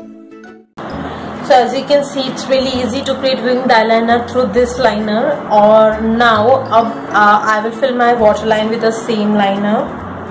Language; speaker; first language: English; non-native, local second language; Hindi